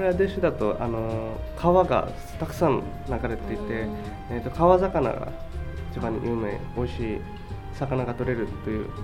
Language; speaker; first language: Japanese; non-native, fluent; Bangla